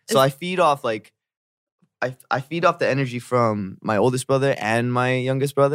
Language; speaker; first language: English; early bilingual, other home language; Korean